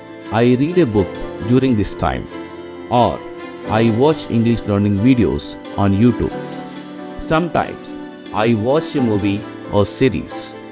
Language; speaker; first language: English; non-native, local second language; Telugu